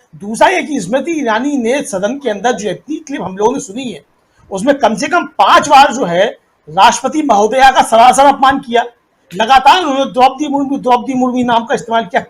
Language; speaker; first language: Hindi; native; Hindi